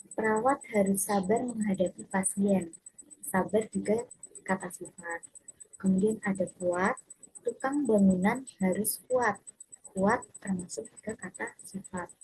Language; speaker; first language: Indonesian; native; Indonesian